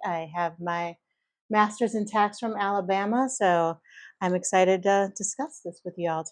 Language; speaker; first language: English; native; English